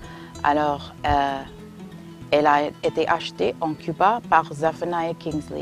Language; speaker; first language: French; non-native, fluent; English